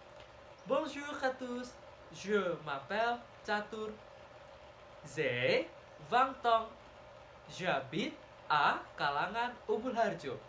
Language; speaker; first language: French; non-native, learner; Indonesian